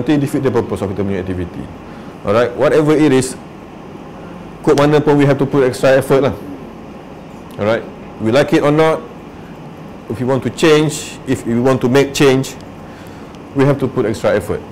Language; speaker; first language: English; non-native, local second language; Malay